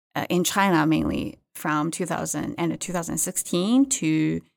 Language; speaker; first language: English; non-native, fluent; Chinese